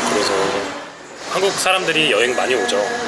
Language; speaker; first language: Korean; native; Korean